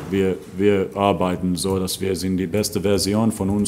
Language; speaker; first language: German; non-native, fluent; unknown